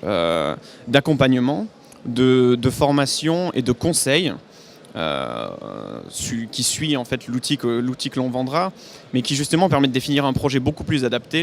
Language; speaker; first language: French; native; French